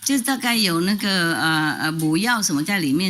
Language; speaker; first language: Chinese; non-native, fluent; Vietnamese